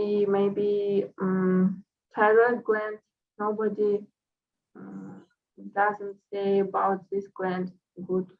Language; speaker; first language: English; non-native, fluent; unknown